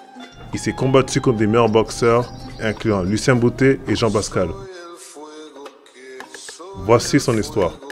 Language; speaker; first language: French; native; French